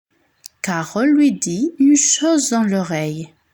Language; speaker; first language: French; non-native, fluent; Spanish